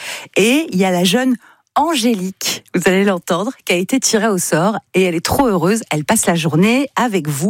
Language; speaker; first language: French; native; French